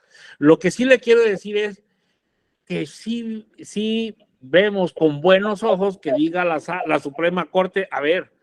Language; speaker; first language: Spanish; native; Spanish